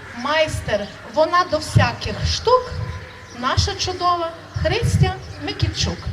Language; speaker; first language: Ukrainian; native; Ukrainian